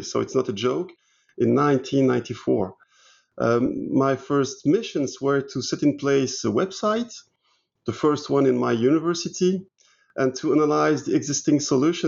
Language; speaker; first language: English; non-native, fluent; French